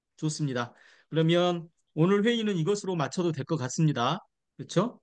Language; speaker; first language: Korean; native; Korean